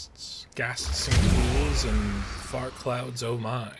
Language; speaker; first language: English; native; English